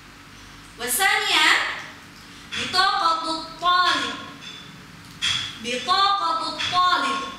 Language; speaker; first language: Arabic; non-native, fluent; Indonesian